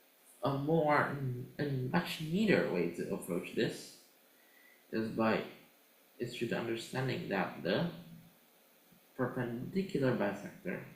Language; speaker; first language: English; non-native, fluent; Indonesian